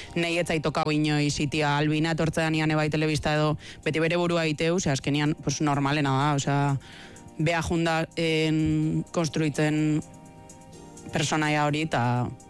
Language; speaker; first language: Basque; native; Basque